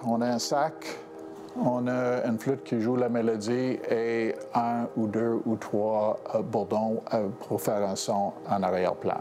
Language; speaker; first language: French; non-native, local second language; English